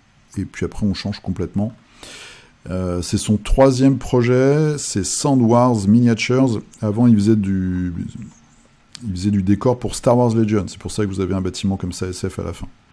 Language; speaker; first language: French; native; French